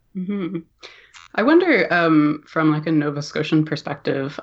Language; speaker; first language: English; native; English